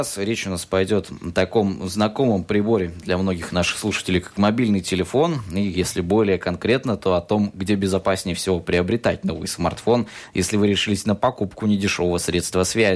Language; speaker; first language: Russian; native; Russian